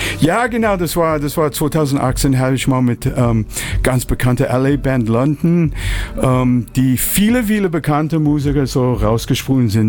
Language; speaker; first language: German; non-native, fluent; English